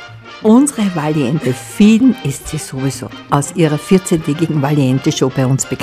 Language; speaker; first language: German; native; German